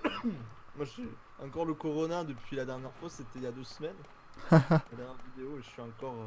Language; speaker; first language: French; native; French